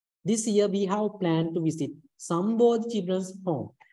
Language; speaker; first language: English; non-native, local second language; Sinhala